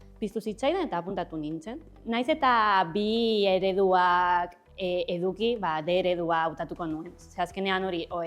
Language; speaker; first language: Basque; non-native, local second language; Spanish